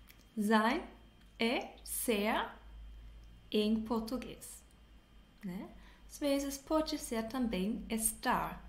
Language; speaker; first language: Portuguese; non-native, fluent; German